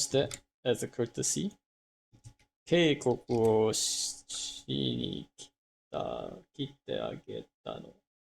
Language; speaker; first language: Japanese; non-native, learner; English